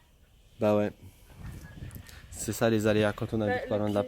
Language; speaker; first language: French; native; French